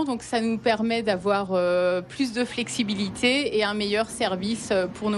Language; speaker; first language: French; native; French